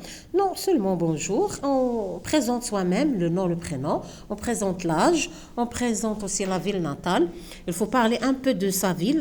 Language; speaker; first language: French; non-native, local second language; Arabic